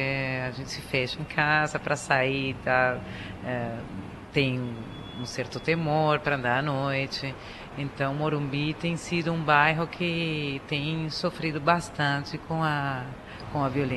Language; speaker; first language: Portuguese; non-native, fluent; Spanish